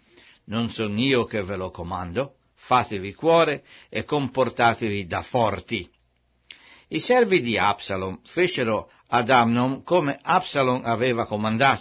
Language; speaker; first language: Italian; native; Italian